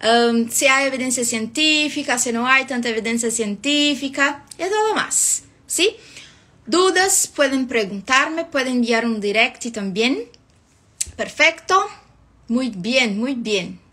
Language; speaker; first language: Spanish; non-native, fluent; Portuguese